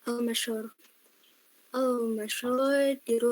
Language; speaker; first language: Arabic; non-native, learner; Indonesian